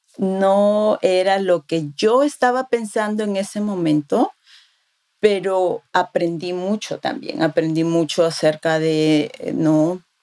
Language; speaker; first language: Spanish; native; Spanish